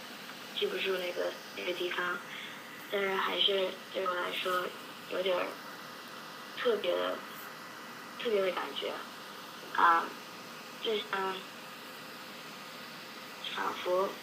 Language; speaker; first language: Chinese; non-native, learner; English